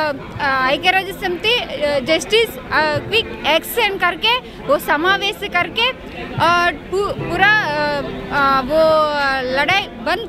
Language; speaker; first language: Hindi; non-native, local second language; Telugu